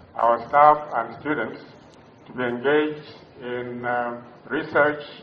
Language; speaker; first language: English; non-native, local second language; Luyia